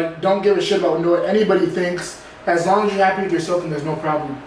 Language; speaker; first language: English; native; English